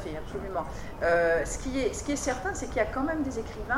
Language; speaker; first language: French; native; French